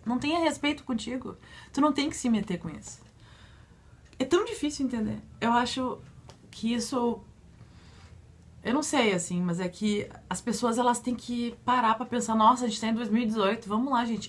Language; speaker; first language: Portuguese; native; Portuguese